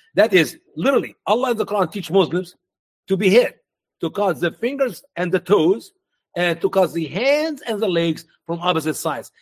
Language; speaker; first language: English; non-native, fluent; Arabic